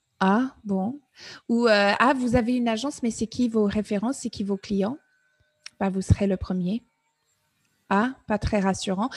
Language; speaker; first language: French; non-native, fluent; English